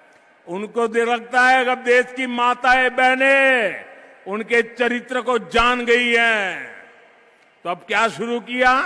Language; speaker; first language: Hindi; non-native, local second language; Gujarati